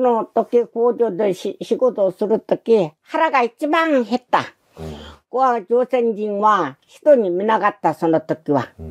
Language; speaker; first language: Japanese; non-native, learner; Korean